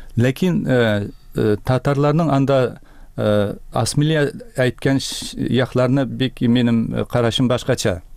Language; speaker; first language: Tatar; early bilingual, heritage; Tatar